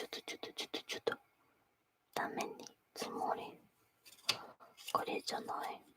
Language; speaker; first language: Japanese; non-native, learner; Spanish